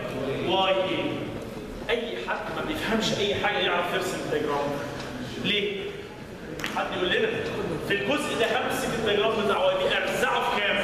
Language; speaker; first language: Arabic; native; Arabic